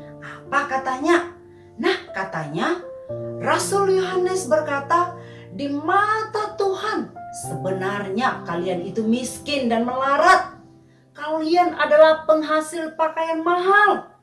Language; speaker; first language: Indonesian; native; Indonesian